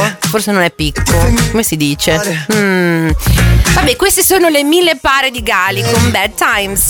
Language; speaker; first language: Italian; native; Italian